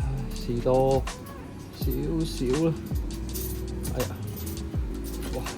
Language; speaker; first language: Chinese; native; Chinese